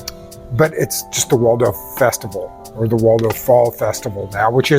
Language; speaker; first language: English; native; English